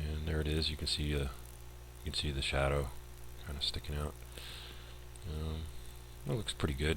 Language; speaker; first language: English; native; English